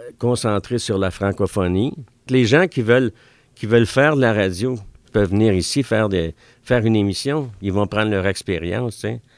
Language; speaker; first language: French; native; French